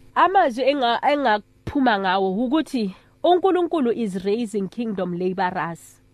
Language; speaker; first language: Zulu; native; Zulu